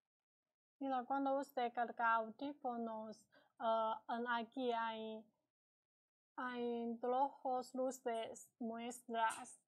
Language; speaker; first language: Spanish; non-native, learner; Chinese